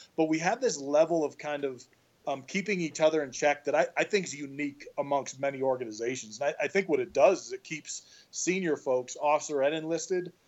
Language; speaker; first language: English; native; English